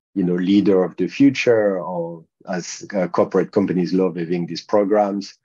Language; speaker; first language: English; non-native, fluent; French